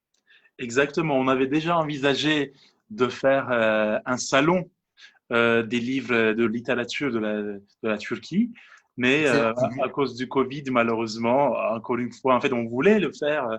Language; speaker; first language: French; non-native, fluent; Turkish